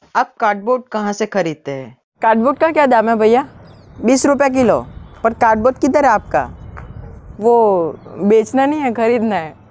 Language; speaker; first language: Hindi; non-native, local second language; Gujarati